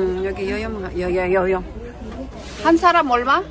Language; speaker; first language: Korean; non-native, fluent; Cebuano